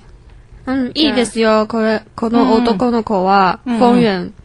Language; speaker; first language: Japanese; non-native, learner; Chinese